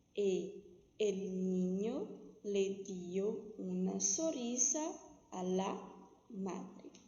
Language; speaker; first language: Spanish; non-native, fluent; Portuguese